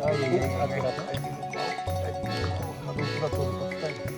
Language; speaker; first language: Russian; native; Russian